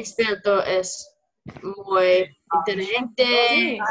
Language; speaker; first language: Spanish; non-native, learner; English